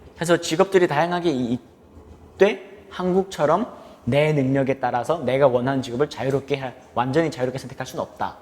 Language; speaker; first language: Korean; native; Korean